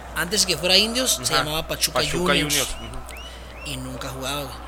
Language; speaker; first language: Spanish; early bilingual, heritage; Spanish